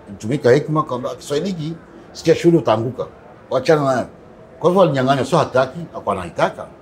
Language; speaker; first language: Swahili; non-native, local second language; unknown